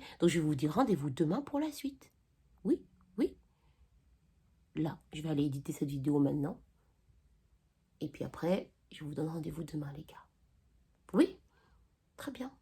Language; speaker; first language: French; native; French